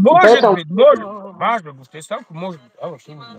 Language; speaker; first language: Russian; non-native, learner; Tajik